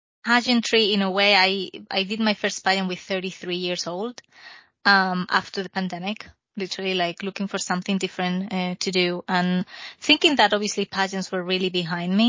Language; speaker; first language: English; non-native, fluent; Spanish